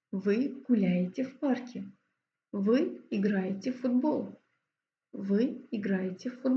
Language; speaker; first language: Russian; non-native, fluent; Azerbaijani